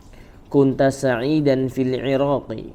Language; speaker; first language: Arabic; non-native, fluent; Indonesian